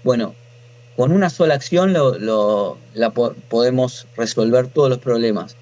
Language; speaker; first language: Spanish; native; Spanish